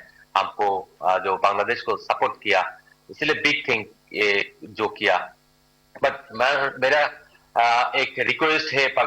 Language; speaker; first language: Hindi; non-native, learner; Bangla